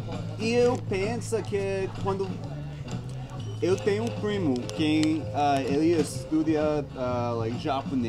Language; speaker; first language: Portuguese; early bilingual, heritage; Portuguese